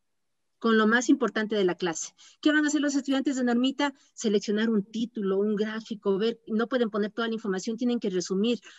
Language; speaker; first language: Spanish; native; Spanish